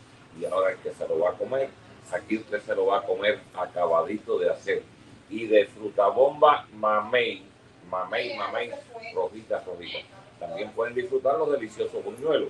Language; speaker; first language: Spanish; native; Spanish